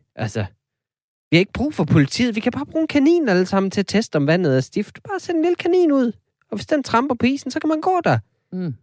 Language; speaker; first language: Danish; native; Danish